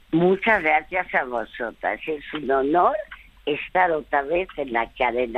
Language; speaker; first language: Spanish; early bilingual, other home language; French